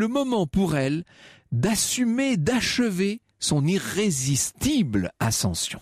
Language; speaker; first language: French; native; French